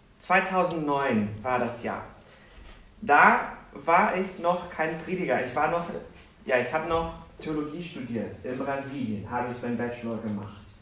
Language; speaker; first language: German; non-native, fluent; Portuguese